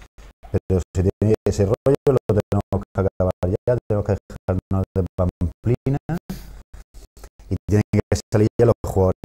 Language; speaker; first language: Spanish; native; Spanish